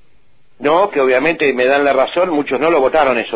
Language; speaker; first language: Spanish; native; Spanish